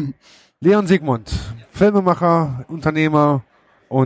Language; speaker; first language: German; native; German